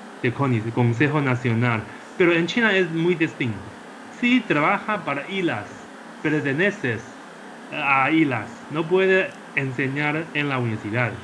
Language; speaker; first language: Spanish; non-native, fluent; Chinese